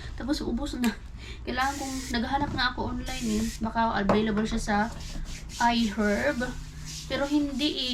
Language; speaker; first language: Filipino; native; Filipino